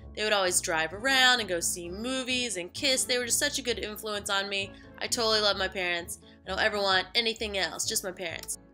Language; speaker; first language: English; native; English